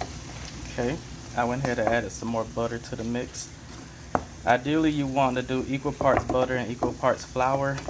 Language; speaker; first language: English; native; English